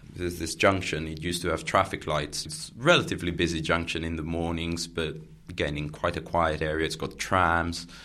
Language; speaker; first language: English; non-native, fluent; Catalan